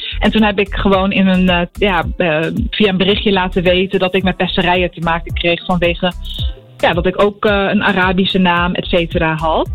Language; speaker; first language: Dutch; early bilingual, other home language; Arabic